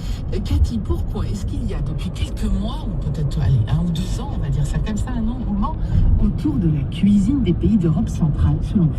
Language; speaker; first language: French; native; French